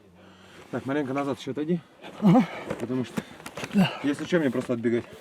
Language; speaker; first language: Russian; native; Russian